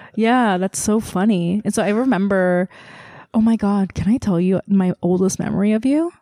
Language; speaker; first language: English; early bilingual, other home language; Korean